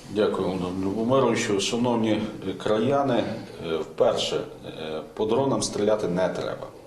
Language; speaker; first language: Ukrainian; native; Ukrainian